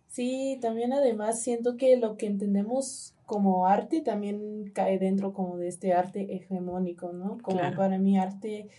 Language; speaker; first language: Spanish; early bilingual, heritage; Spanish